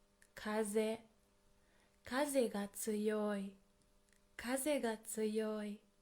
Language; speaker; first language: Japanese; non-native, fluent; English